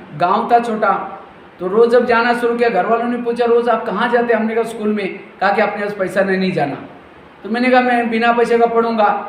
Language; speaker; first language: Hindi; non-native, local second language; Marathi